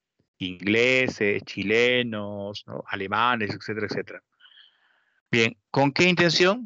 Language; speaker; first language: Spanish; native; Spanish